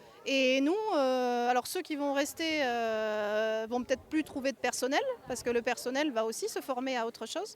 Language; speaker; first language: French; native; French